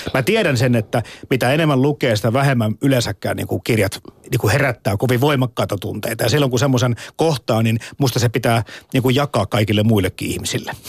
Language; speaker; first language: Finnish; native; Finnish